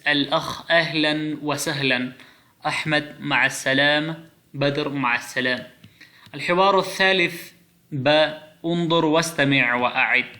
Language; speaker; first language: Arabic; non-native, fluent; Pashto